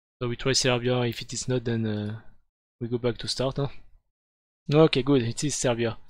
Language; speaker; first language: English; non-native, fluent; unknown